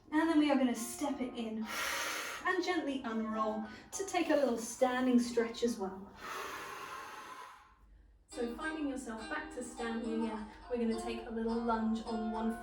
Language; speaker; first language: English; native; English